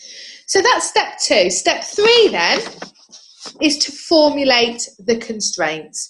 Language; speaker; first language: English; native; English